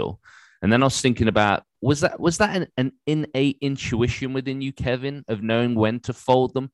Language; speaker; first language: English; native; English